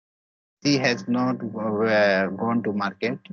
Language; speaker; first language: English; non-native, learner; Hindi